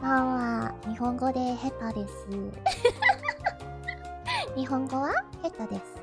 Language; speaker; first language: Japanese; non-native, learner; English